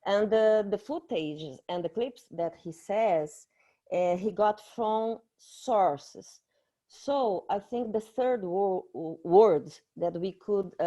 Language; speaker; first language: English; non-native, fluent; Portuguese